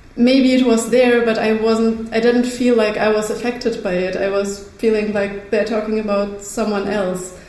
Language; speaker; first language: English; early bilingual, other home language; Russian